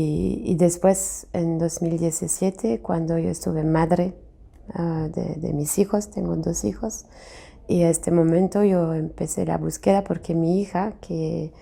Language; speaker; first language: Spanish; non-native, fluent; French